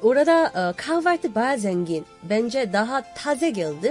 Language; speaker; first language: Turkish; non-native, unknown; Korean